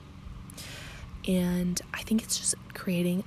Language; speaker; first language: English; native; English